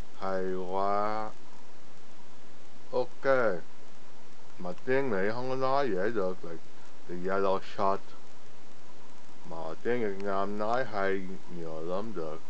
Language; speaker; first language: Vietnamese; early bilingual, heritage; Vietnamese